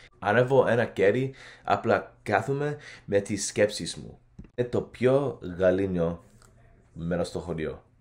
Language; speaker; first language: Greek; early bilingual, heritage; English